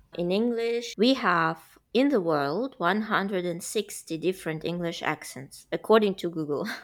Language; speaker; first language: English; non-native, fluent; Russian